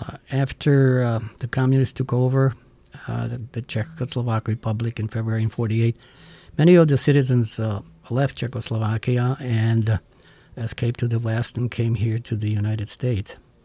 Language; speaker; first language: English; non-native, fluent; Czech